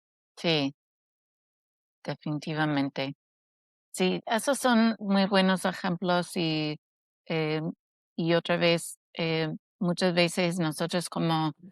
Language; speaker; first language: Spanish; non-native, fluent; English